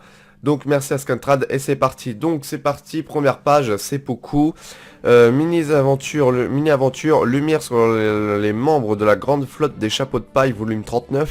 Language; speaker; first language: French; native; French